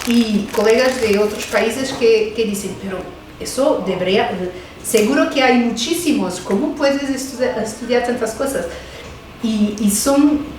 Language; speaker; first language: Spanish; non-native, fluent; Portuguese